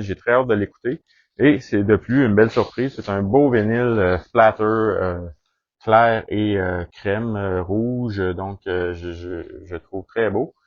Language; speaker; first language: French; native; French